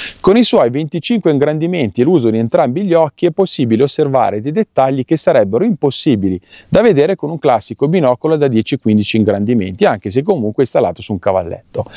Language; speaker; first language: Italian; native; Italian